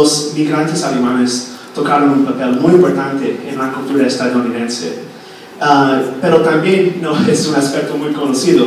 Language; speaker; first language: Spanish; non-native, fluent; English